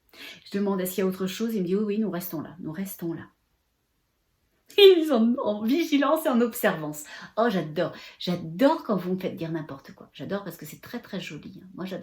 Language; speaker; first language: French; native; French